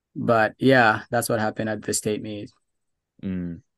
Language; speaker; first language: English; non-native, local second language; Arabic